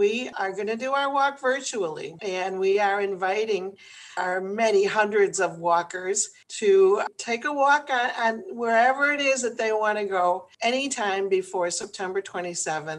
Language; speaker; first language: English; native; English